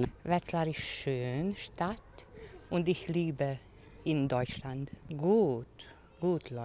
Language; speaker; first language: German; non-native, learner; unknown